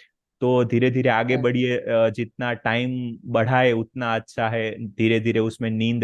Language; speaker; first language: Hindi; native; Hindi